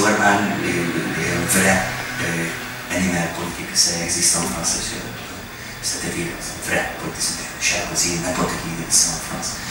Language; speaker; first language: French; non-native, fluent; Hungarian